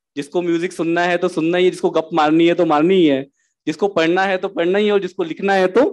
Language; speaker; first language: Hindi; native; Hindi